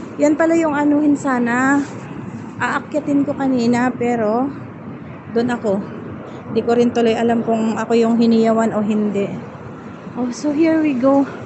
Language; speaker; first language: Filipino; non-native, local second language; Iloko